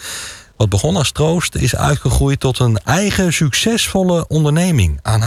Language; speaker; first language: Dutch; native; Dutch